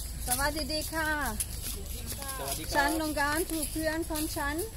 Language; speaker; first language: Thai; non-native, learner; German